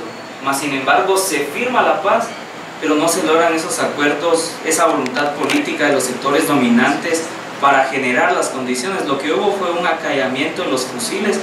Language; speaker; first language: Spanish; native; Spanish